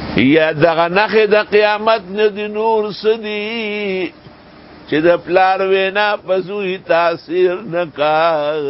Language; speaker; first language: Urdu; non-native, local second language; Pashto